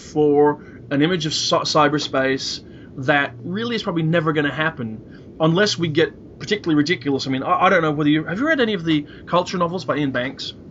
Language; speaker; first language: English; native; English